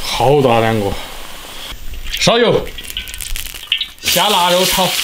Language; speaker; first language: Chinese; native; Chinese